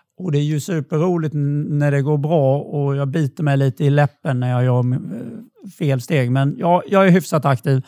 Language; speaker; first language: Swedish; native; Swedish